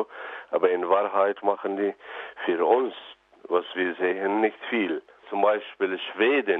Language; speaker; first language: German; non-native, fluent; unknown